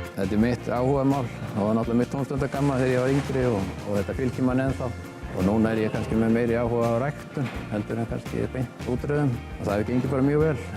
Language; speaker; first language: Icelandic; native; Icelandic